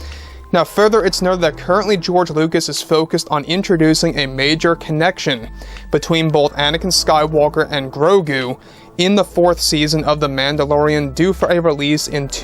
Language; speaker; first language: English; native; English